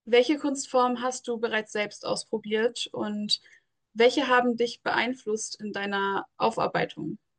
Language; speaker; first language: German; native; German